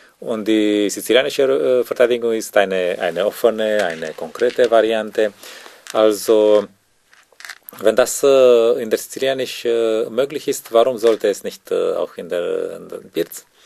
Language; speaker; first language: German; non-native, learner; Romanian